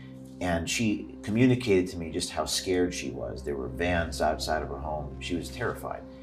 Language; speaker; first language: English; native; English